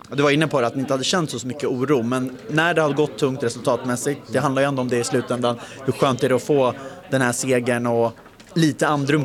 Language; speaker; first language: Swedish; native; Swedish